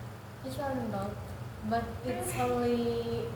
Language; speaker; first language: English; non-native, learner; Indonesian